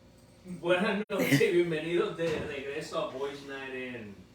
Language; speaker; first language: Spanish; native; Spanish